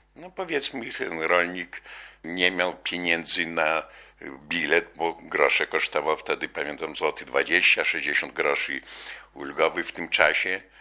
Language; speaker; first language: Polish; native; Polish